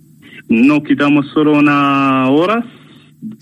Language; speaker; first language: Spanish; non-native, learner; Arabic